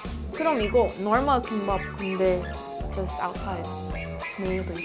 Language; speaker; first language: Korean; non-native, learner; Filipino